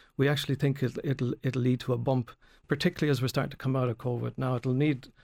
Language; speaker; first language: English; native; English